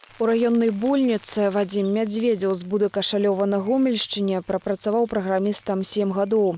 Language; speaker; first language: Belarusian; native; Belarusian